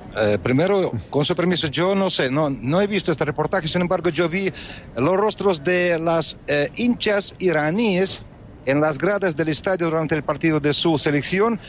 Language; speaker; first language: Spanish; non-native, fluent; Russian